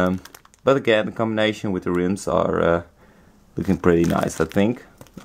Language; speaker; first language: English; non-native, fluent; Dutch